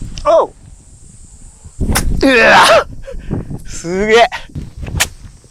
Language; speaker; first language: Japanese; native; Japanese